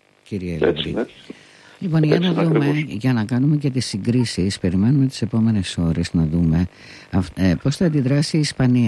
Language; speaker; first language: Greek; native; Greek